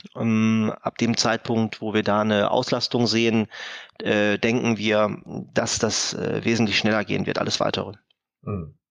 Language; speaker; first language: German; native; German